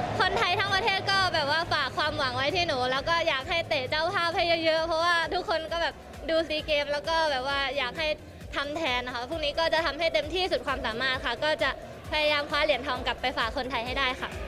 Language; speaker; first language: Thai; native; Thai